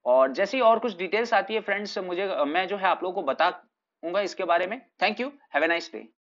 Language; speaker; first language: Hindi; native; Hindi